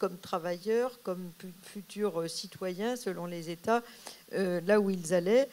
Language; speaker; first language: French; native; French